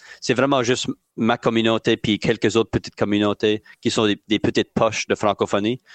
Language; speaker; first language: French; native; French